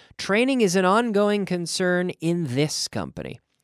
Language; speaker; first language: English; native; English